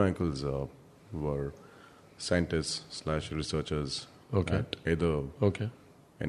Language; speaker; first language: English; non-native, local second language; Kannada